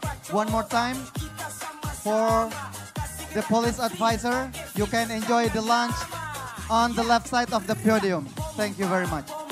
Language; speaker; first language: English; non-native, fluent; Indonesian